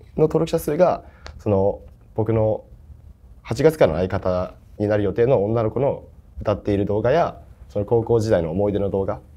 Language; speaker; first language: Japanese; native; Japanese